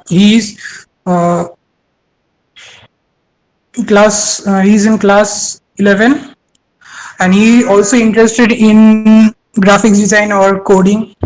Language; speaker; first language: English; non-native, learner; Bangla